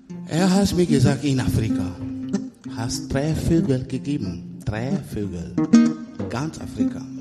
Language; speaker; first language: German; non-native, learner; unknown